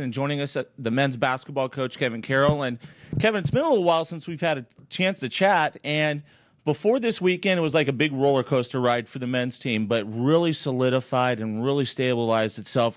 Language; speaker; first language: English; native; English